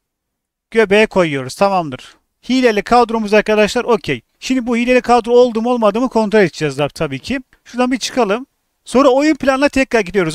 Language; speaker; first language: Turkish; native; Turkish